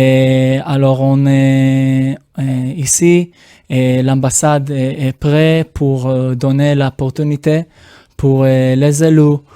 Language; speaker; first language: French; non-native, fluent; Hebrew